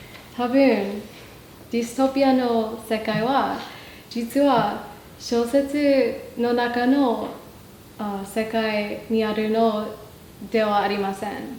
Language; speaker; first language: Japanese; non-native, fluent; English